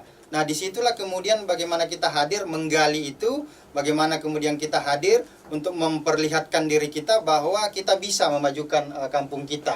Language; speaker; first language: Indonesian; native; Indonesian